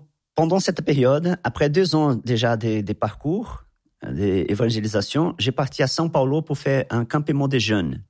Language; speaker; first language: French; non-native, fluent; Portuguese